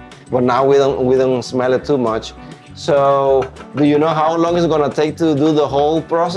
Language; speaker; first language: English; non-native, fluent; Spanish